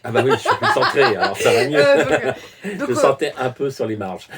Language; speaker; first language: French; native; French